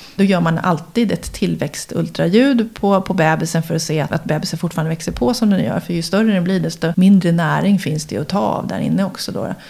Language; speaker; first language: Swedish; native; Swedish